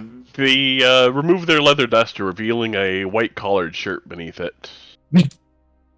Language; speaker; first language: English; native; English